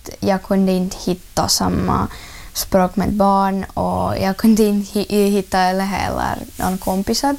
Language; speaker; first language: Swedish; non-native, learner; Ukrainian